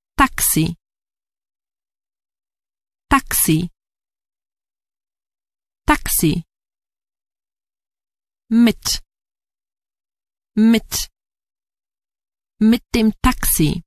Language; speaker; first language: German; non-native, learner; Ukrainian